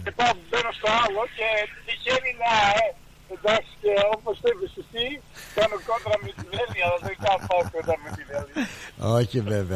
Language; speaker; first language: Greek; early bilingual, heritage; Greek